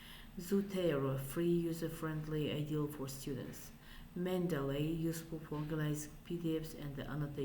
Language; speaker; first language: English; non-native, fluent; Kazakh